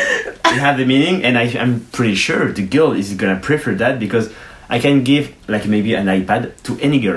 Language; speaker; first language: English; non-native, learner; French